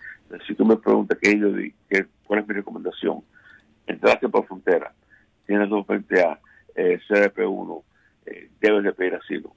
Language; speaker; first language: Spanish; native; Spanish